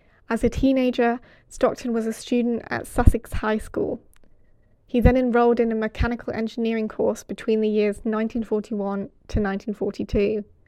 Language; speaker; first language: English; native; English